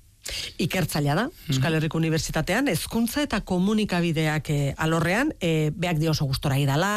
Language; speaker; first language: Basque; native; Basque